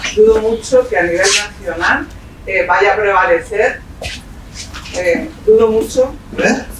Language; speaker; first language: Spanish; native; Spanish